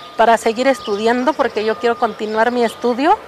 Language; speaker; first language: Spanish; native; Spanish